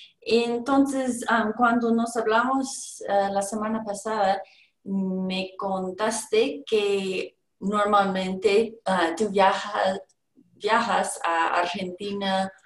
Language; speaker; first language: Spanish; non-native, learner; English